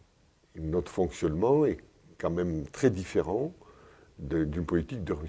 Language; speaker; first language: French; native; French